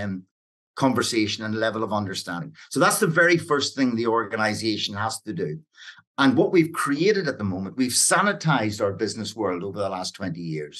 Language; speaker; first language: English; native; English